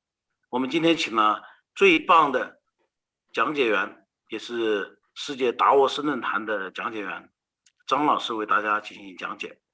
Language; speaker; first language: Chinese; native; Chinese